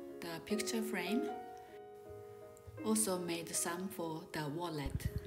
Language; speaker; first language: English; non-native, fluent; Japanese